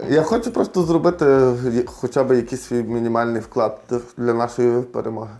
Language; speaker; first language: Ukrainian; native; Ukrainian